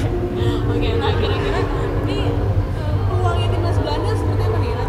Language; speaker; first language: Indonesian; native; Indonesian